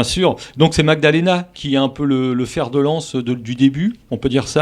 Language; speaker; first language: French; native; French